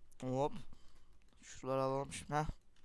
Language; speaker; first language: Turkish; native; Turkish